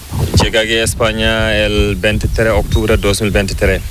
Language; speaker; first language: Spanish; non-native, learner; Fula